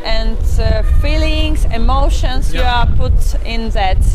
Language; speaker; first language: English; non-native, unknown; Ukrainian